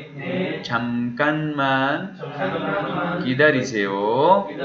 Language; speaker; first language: Korean; non-native, fluent; Urdu